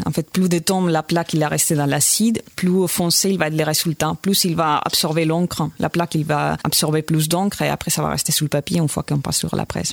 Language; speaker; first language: French; non-native, fluent; Spanish